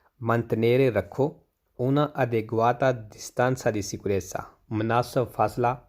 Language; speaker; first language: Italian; non-native, learner; Punjabi